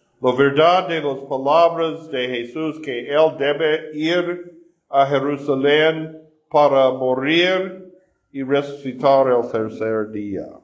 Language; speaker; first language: Spanish; non-native, fluent; English